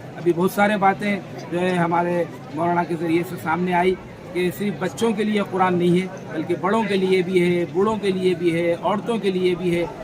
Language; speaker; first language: Urdu; native; Urdu